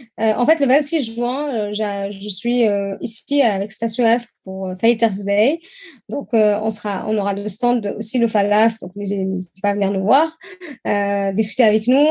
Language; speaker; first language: French; non-native, fluent; Arabic